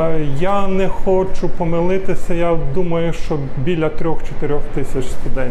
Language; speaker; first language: Ukrainian; native; Ukrainian